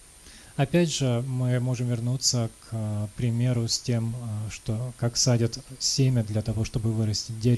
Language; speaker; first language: Russian; native; Russian